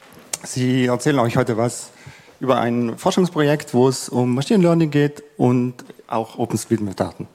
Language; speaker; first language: German; native; German